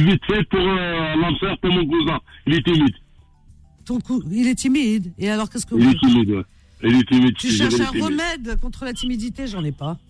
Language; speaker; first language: French; native; French